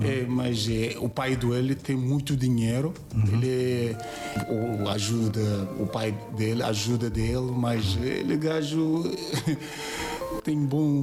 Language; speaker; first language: Portuguese; non-native, learner; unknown